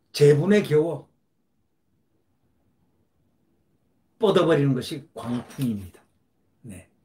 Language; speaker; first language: Korean; native; Korean